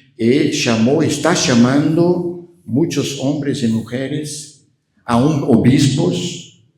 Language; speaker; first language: Spanish; non-native, fluent; Portuguese